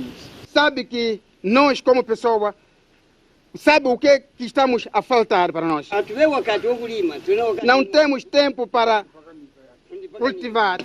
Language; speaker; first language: Portuguese; non-native, local second language; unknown